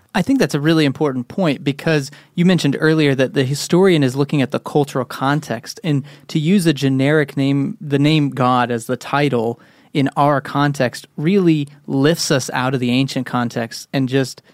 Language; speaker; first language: English; native; English